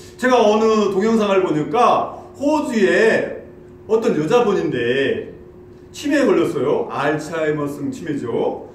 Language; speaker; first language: Korean; native; Korean